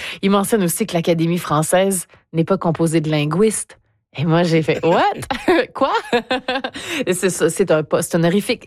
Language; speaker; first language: French; native; French